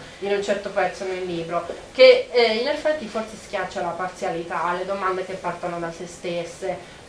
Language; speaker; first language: Italian; non-native, fluent; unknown